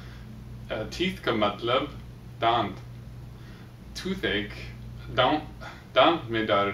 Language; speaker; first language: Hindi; non-native, learner; English